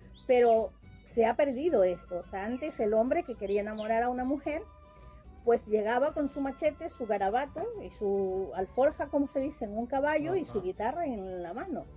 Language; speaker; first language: Spanish; native; Spanish